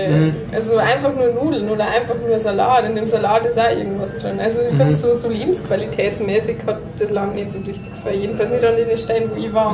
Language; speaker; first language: German; native; German